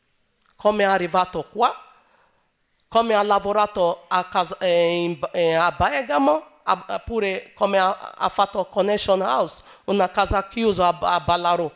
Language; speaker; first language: Italian; non-native, learner; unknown